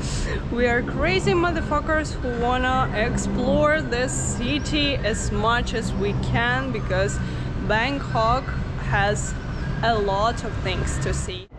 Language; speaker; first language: English; non-native, fluent; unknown